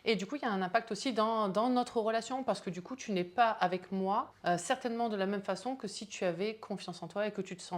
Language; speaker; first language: French; native; French